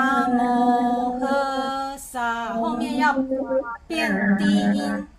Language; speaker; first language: Chinese; native; Chinese